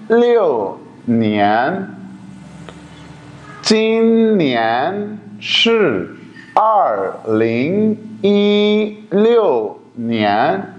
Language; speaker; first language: Chinese; non-native, fluent; Urdu